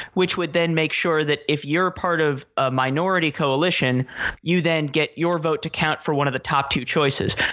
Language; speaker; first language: English; native; English